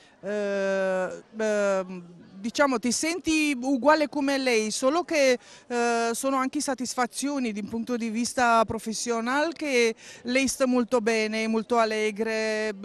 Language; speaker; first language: Italian; non-native, learner; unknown